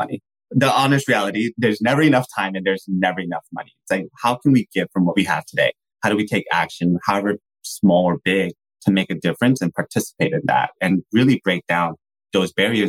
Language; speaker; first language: English; native; English